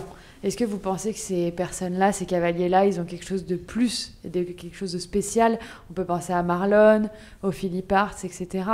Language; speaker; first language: French; native; French